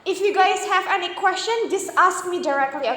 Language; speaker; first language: English; non-native, fluent; Indonesian